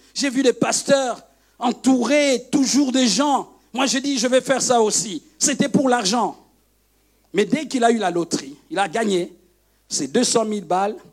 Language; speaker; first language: French; non-native, local second language; Lingala